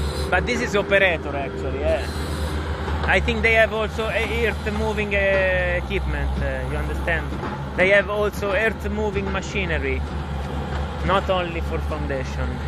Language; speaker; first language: English; non-native, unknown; Italian